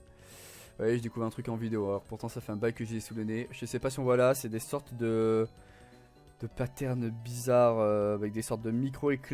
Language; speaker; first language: French; native; French